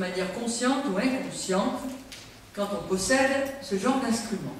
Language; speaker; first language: French; native; French